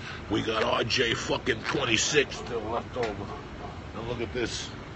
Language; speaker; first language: English; early bilingual, other home language; Spanish